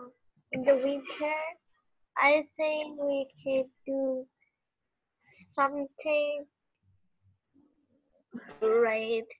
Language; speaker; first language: English; non-native, learner; Vietnamese